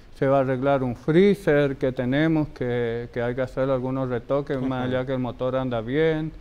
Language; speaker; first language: Spanish; native; Spanish